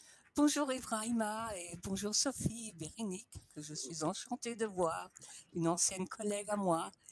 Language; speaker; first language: French; non-native, fluent; German